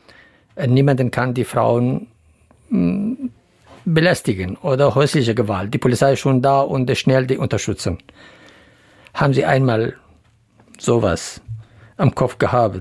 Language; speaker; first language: German; non-native, learner; Central Kurdish